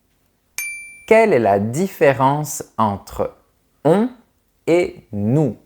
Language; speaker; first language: French; native; French